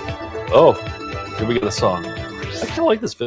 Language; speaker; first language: English; native; English